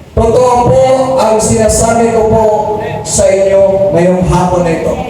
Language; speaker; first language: Filipino; non-native, local second language; Cebuano